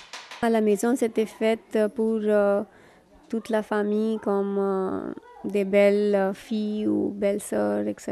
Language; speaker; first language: French; non-native, fluent; Gujarati